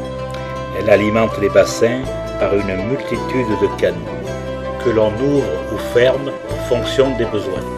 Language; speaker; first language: French; native; French